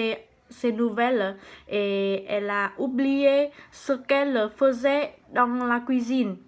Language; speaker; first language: French; non-native, learner; Vietnamese